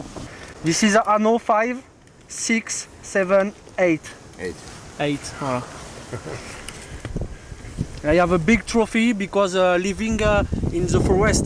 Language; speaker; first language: English; non-native, learner; French